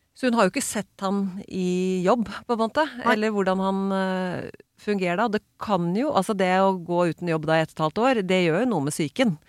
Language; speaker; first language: Norwegian; native; Norwegian